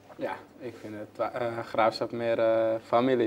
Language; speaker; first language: Dutch; non-native, learner; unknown